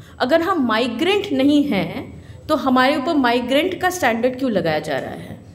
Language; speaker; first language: Hindi; non-native, local second language; Bangla